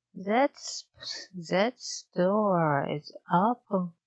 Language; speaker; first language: English; non-native, learner; Japanese